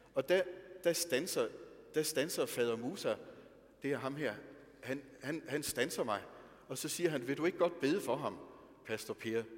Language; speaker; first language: Danish; native; Danish